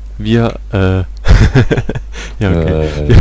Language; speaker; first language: German; native; German